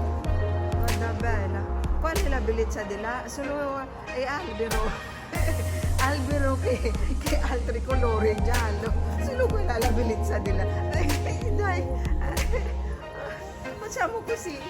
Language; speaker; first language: Italian; non-native, learner; Filipino